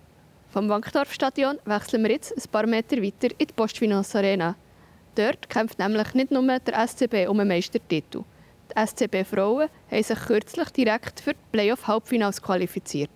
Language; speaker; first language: German; native; German